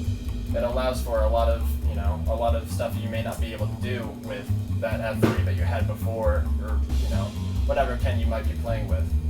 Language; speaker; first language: English; native; English